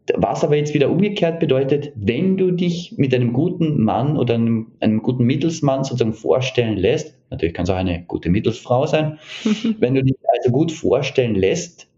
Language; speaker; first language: German; native; German